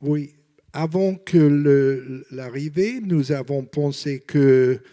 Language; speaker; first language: French; non-native, learner; English